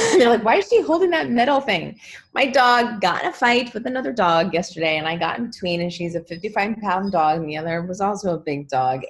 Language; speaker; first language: English; native; English